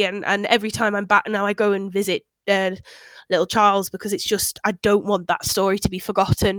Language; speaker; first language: English; native; English